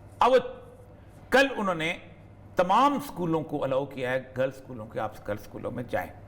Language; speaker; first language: Urdu; non-native, local second language; Pashto